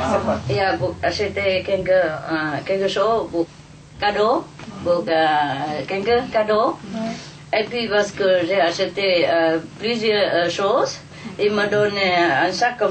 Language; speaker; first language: French; non-native, learner; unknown